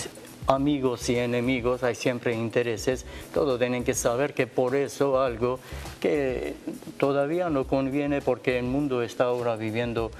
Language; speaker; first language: Spanish; non-native, learner; Armenian